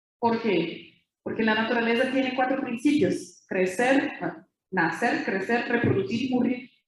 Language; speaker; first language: Spanish; non-native, fluent; Portuguese